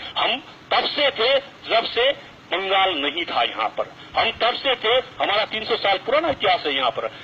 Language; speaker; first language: Hindi; non-native, local second language; Nepali